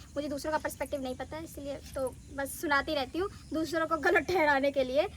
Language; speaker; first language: Hindi; native; Hindi